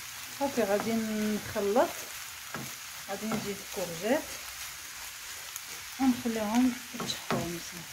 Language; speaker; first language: Arabic; native; Arabic